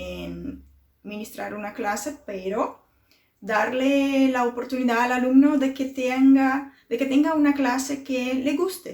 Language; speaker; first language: Spanish; non-native, fluent; Portuguese